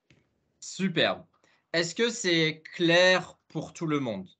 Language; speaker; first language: French; non-native, fluent; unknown